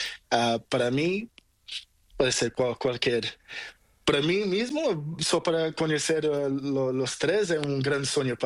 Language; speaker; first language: Spanish; non-native, learner; Portuguese